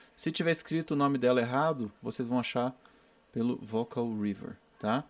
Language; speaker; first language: Portuguese; native; Portuguese